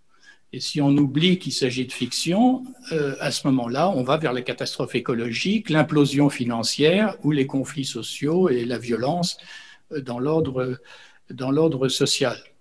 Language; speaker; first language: French; native; French